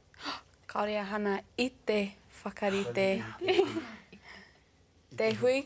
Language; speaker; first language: Māori; non-native, learner; English